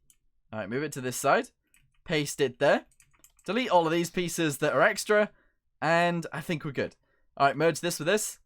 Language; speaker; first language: English; native; English